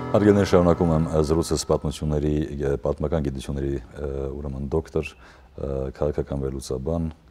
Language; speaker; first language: Armenian; native; Armenian